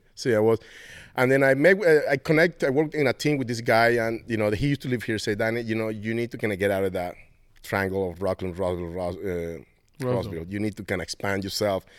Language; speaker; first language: English; non-native, fluent; Spanish